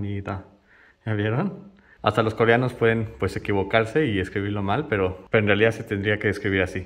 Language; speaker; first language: Spanish; native; Spanish